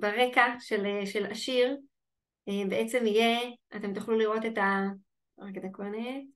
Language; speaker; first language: Hebrew; native; Hebrew